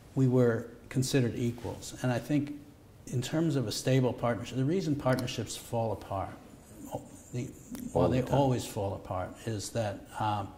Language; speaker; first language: English; native; English